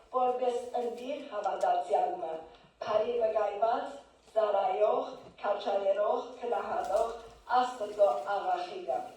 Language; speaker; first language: Armenian; early bilingual, heritage; Armenian